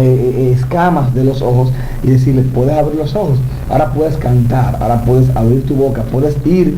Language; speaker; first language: Spanish; native; Spanish